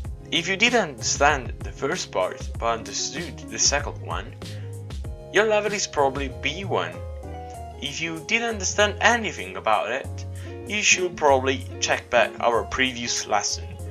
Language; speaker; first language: English; non-native, fluent; Italian